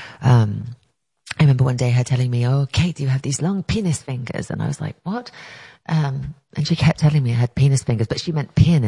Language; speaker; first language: English; native; English